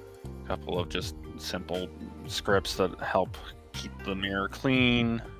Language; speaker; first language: English; native; English